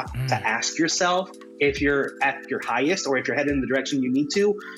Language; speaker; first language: English; early bilingual, other home language; Spanish